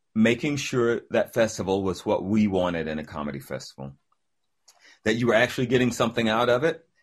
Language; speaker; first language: English; native; English